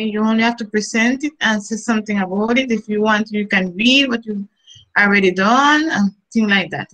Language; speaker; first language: English; non-native, fluent; Spanish